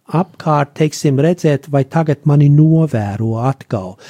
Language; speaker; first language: Latvian; early bilingual, heritage; Latvian